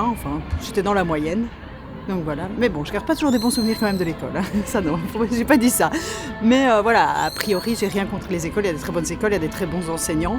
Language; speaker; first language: French; native; French